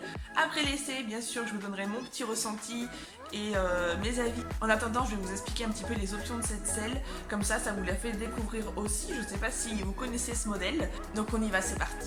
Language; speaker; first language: French; native; French